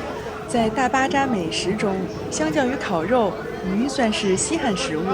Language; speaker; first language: Chinese; native; Chinese